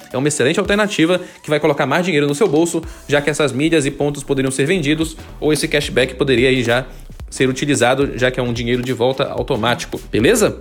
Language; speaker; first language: Portuguese; native; Portuguese